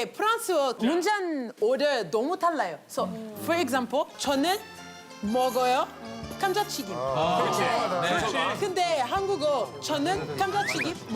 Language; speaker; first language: Korean; non-native, learner; French